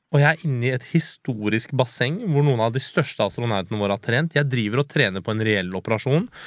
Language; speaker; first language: Norwegian; early bilingual, other home language; Persian